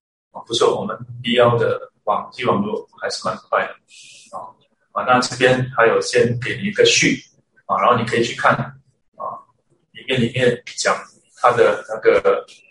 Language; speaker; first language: Chinese; early bilingual, other home language; English